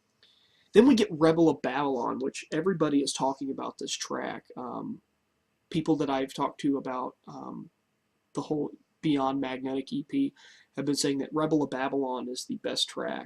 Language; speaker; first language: English; native; English